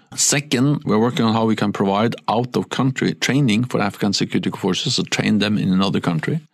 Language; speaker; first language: English; non-native, fluent; Norwegian